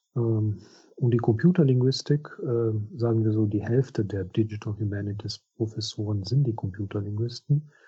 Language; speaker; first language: German; non-native, fluent; Russian